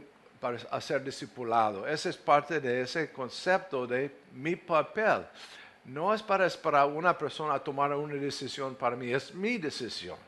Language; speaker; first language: Spanish; non-native, fluent; English